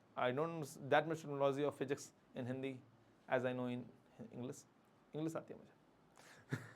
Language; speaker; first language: Hindi; native; Hindi